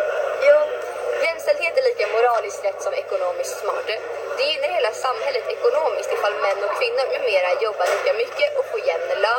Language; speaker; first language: Swedish; native; Swedish